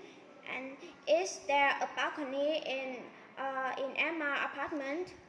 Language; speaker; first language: English; non-native, learner; Vietnamese